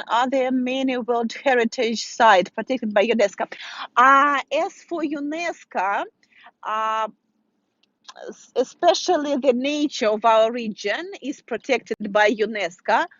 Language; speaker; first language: English; non-native, fluent; Russian